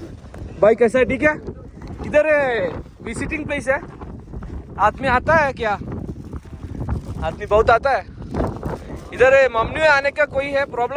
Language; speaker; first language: Hindi; non-native, local second language; Malayalam